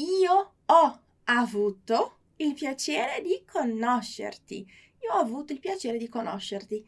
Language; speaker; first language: Italian; non-native, fluent; Portuguese